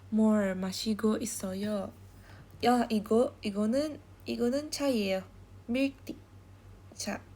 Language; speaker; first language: Korean; non-native, learner; Indonesian